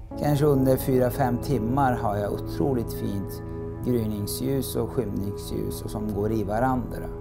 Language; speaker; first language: Swedish; non-native, fluent; Turkish